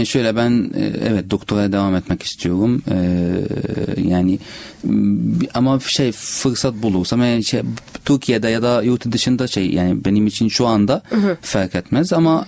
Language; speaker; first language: Turkish; non-native, learner; Arabic